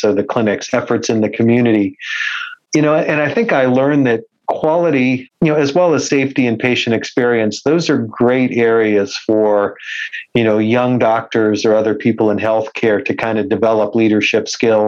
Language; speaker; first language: English; native; English